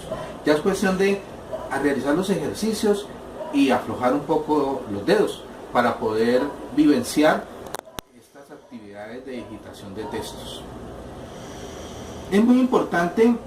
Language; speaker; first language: Spanish; native; Spanish